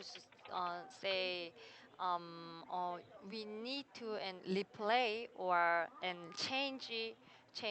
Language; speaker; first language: English; non-native, learner; Korean